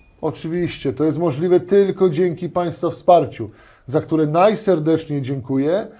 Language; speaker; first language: Polish; non-native, learner; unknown